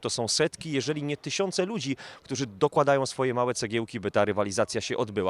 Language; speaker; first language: Polish; native; Polish